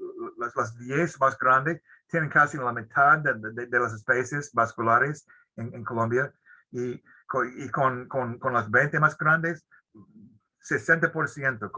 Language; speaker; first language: Spanish; non-native, fluent; English